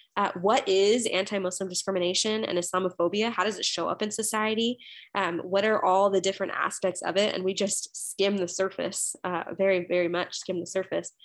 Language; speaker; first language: English; native; English